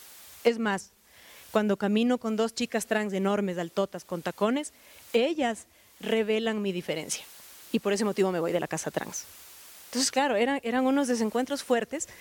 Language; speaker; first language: Spanish; native; Spanish